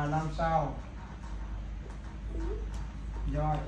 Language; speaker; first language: Vietnamese; non-native, local second language; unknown